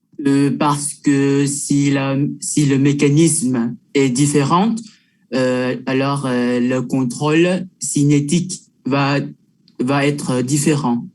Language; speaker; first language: French; non-native, fluent; Vietnamese